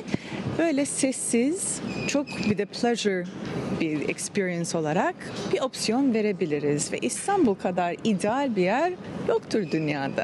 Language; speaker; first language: Turkish; early bilingual, heritage; Turkish